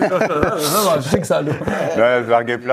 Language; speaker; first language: German; non-native, learner; French